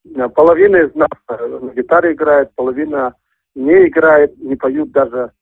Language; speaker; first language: Russian; native; Russian